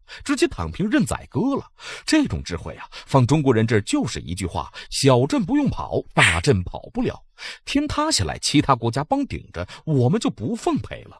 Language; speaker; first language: Chinese; native; Chinese